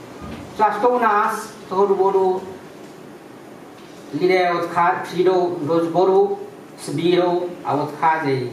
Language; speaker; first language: Czech; non-native, fluent; Ukrainian